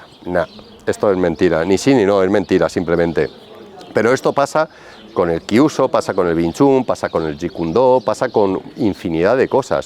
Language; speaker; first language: Spanish; native; Spanish